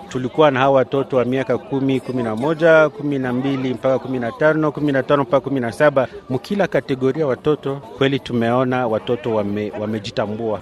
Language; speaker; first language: Swahili; native; Swahili